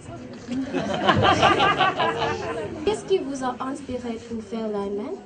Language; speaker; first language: French; non-native, learner; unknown